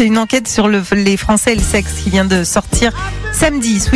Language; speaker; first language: French; native; French